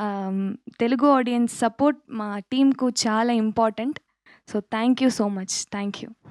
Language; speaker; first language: Telugu; non-native, local second language; Tamil